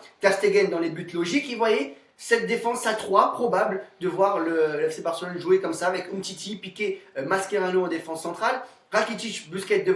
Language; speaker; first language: French; native; French